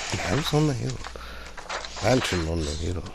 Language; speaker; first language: English; native; English